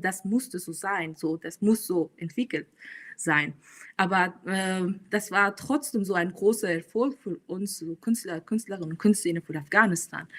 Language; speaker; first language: German; non-native, fluent; Persian